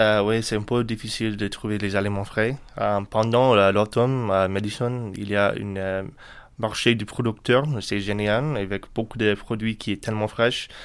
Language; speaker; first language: French; non-native, learner; English